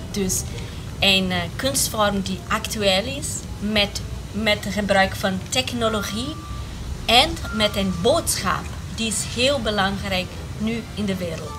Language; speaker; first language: Dutch; non-native, fluent; Portuguese